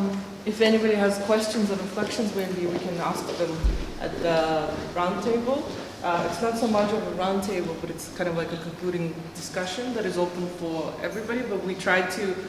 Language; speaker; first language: English; non-native, fluent; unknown